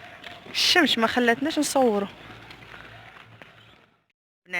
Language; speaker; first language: Arabic; native; Arabic